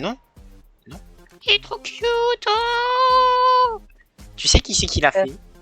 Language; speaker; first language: French; native; French